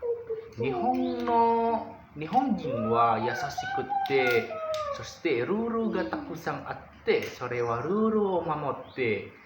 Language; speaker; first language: Japanese; non-native, learner; Indonesian